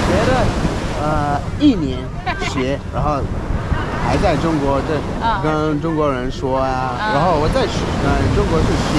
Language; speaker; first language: Chinese; non-native, learner; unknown